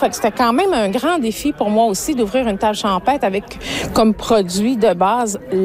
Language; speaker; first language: French; native; French